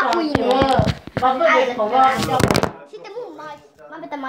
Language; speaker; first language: Finnish; early bilingual, other home language; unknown